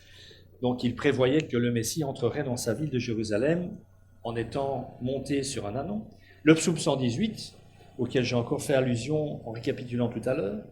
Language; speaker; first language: French; native; French